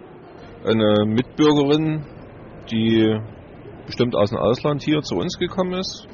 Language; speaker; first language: German; native; German